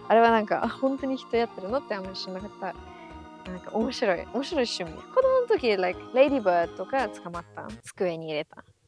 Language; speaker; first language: Japanese; non-native, fluent; English